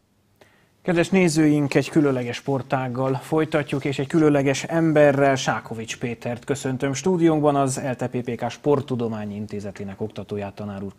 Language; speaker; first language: Hungarian; native; Hungarian